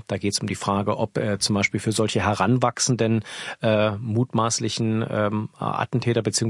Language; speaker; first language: German; native; German